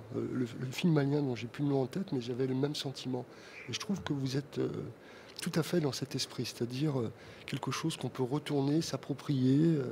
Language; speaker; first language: French; native; French